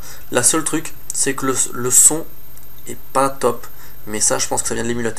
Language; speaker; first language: French; native; French